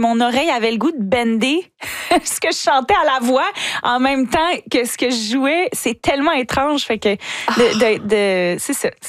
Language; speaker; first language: French; native; French